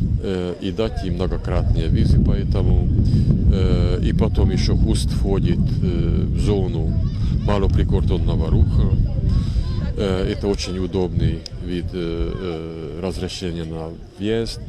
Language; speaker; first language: Russian; non-native, learner; Hungarian